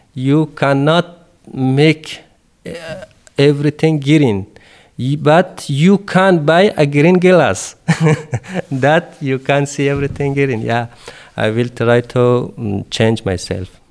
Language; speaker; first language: English; non-native, learner; Persian